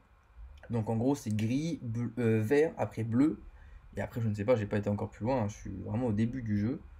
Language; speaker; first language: French; native; French